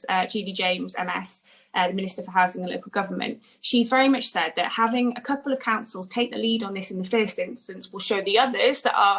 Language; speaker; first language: English; native; English